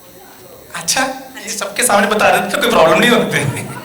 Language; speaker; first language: Hindi; native; Hindi